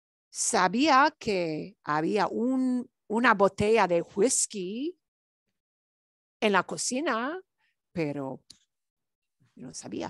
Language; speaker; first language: Spanish; non-native, fluent; English